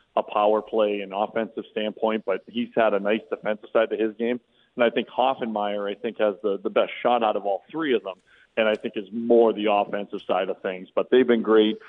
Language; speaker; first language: English; native; English